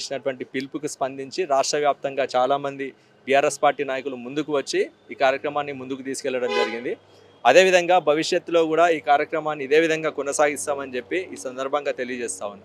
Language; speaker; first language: Telugu; native; Telugu